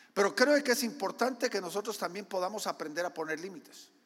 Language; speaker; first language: Spanish; native; Spanish